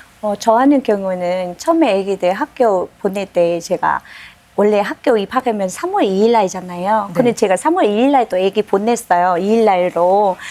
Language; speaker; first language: Korean; non-native, fluent; Vietnamese